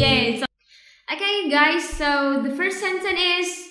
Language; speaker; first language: English; non-native, fluent; Indonesian